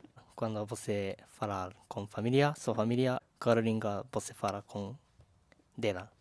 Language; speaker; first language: Portuguese; non-native, learner; Japanese